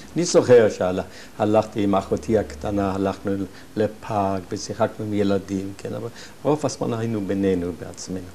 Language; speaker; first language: Hebrew; non-native, fluent; German